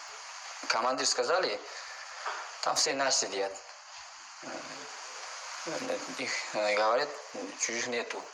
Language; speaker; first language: Russian; non-native, learner; Uzbek